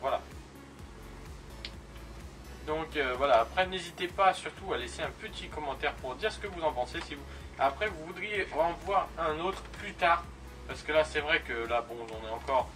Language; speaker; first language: French; native; French